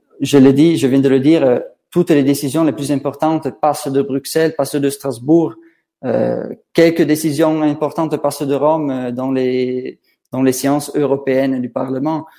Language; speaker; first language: French; non-native, local second language; Italian